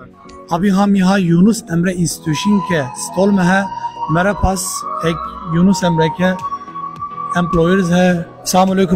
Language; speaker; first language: Hindi; non-native, learner; Turkish